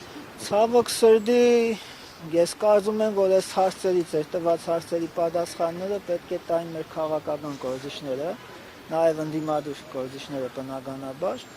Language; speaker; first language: Armenian; native; Armenian